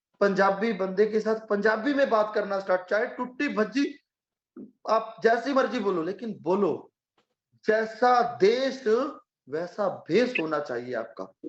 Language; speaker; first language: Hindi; non-native, local second language; Punjabi